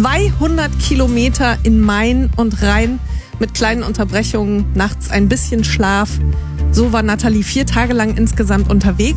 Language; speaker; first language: German; native; German